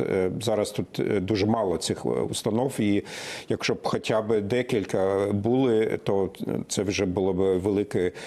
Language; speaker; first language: Ukrainian; non-native, fluent; German